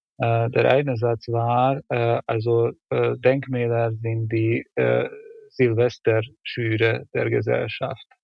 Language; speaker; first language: German; non-native, fluent; Hungarian